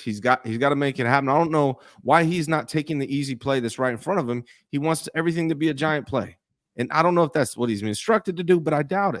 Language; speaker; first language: English; native; English